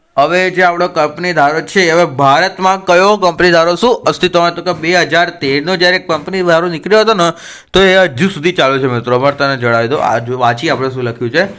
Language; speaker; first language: Gujarati; native; Gujarati